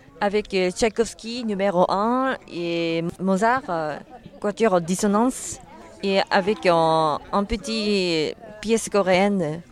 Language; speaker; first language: French; non-native, learner; Korean